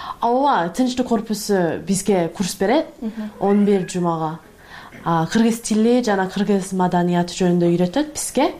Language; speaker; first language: Kyrgyz; non-native, learner; English